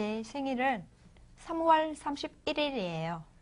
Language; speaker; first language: Korean; non-native, fluent; Vietnamese